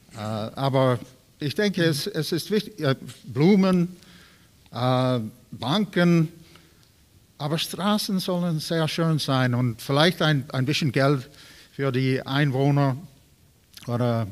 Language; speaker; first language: German; non-native, learner; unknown